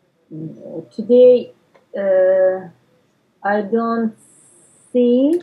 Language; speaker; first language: English; non-native, learner; Russian